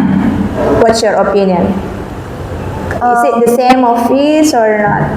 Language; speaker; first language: English; non-native, fluent; Indonesian